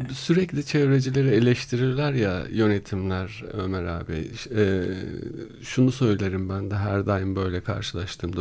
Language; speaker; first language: Turkish; native; Turkish